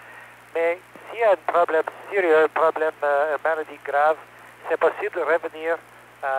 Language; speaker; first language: French; non-native, learner; English